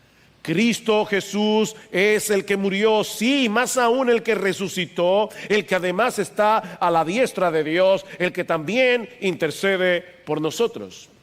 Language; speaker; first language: Spanish; native; Spanish